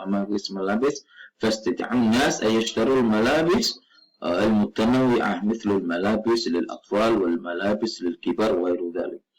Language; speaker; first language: Arabic; non-native, fluent; Indonesian